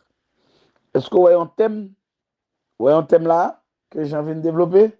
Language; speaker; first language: French; non-native, learner; Haitian Creole